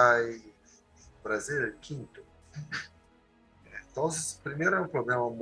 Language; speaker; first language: Spanish; non-native, learner; Portuguese